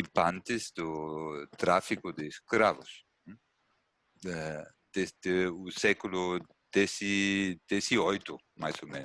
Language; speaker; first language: Portuguese; non-native, learner; German